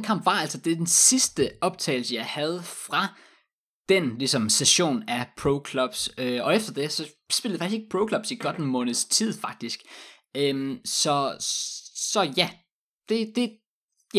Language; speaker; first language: Danish; native; Danish